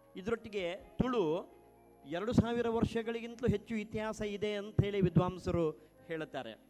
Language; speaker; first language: Kannada; non-native, local second language; Tulu